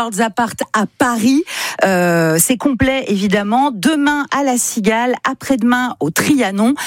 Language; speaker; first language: French; native; French